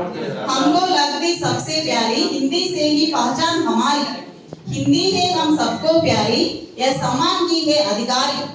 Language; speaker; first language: Hindi; non-native, local second language; Telugu